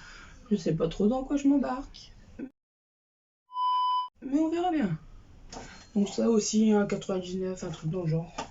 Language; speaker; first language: French; native; French